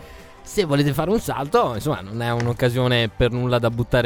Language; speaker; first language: Italian; native; Italian